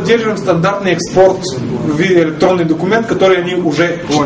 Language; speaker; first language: Russian; non-native, fluent; Bulgarian